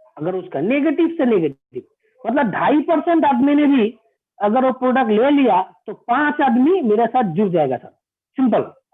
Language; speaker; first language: Hindi; non-native, local second language; Bangla